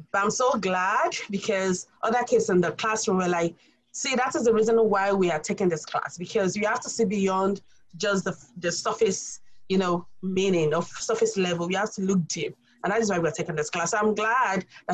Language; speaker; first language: English; non-native, local second language; Yoruba